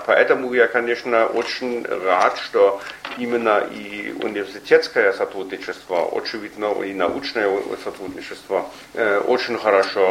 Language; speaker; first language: Russian; non-native, fluent; German